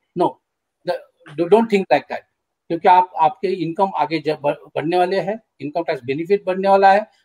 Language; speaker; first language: Hindi; non-native, local second language; Marathi